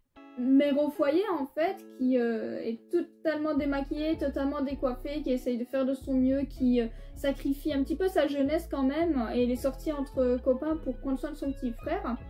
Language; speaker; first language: French; native; French